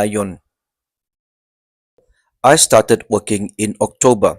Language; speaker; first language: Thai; non-native, learner; English